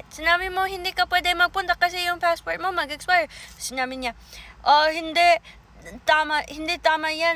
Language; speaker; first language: Filipino; early bilingual, heritage; Filipino